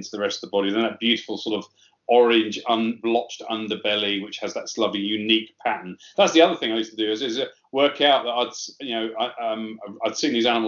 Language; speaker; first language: English; native; English